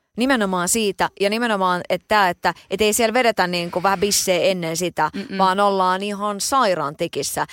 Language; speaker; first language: Finnish; native; Finnish